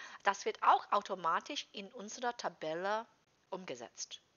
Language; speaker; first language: German; non-native, fluent; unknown